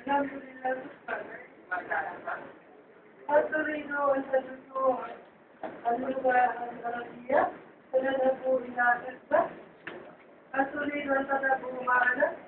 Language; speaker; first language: Arabic; non-native, learner; Filipino